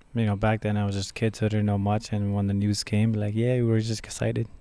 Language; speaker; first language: English; early bilingual, other home language; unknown